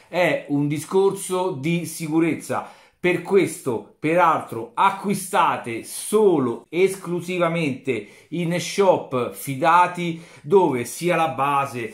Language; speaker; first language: Italian; native; Italian